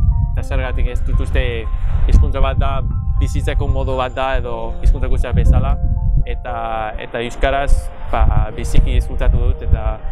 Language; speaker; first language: Basque; non-native, fluent; English